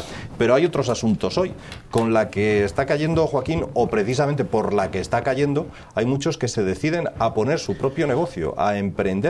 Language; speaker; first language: Spanish; native; Spanish